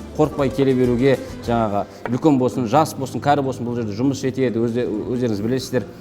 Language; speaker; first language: Kazakh; early bilingual, heritage; Kazakh